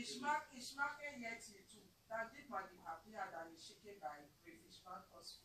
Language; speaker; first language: German; non-native, learner; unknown